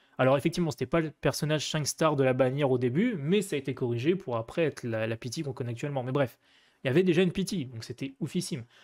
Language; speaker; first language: French; native; French